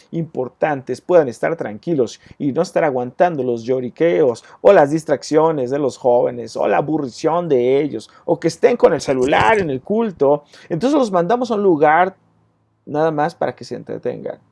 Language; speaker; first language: Spanish; native; Spanish